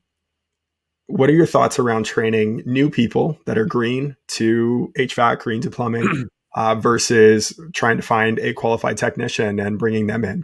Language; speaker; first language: English; native; English